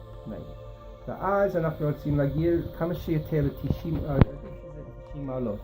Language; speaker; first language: Hebrew; non-native, fluent; English